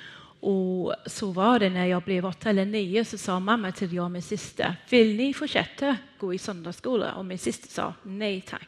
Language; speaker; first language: Swedish; non-native, fluent; Persian